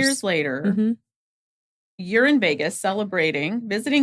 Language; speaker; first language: English; native; English